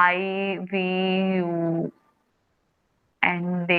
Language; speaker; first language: English; non-native, learner; Hindi